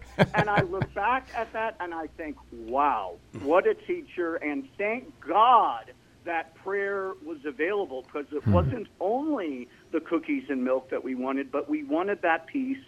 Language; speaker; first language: English; native; English